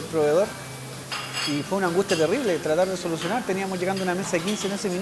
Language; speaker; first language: Spanish; native; Spanish